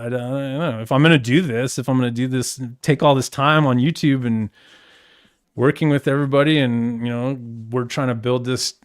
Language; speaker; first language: English; native; English